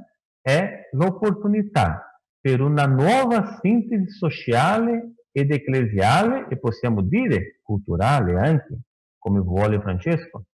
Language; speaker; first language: Italian; non-native, fluent; Portuguese